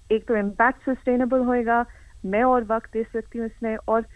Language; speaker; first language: Hindi; early bilingual, heritage; Hindi